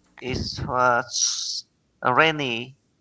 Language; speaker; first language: English; non-native, learner; Vietnamese